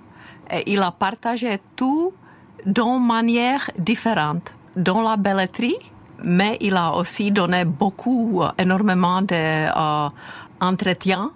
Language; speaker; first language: French; non-native, fluent; Czech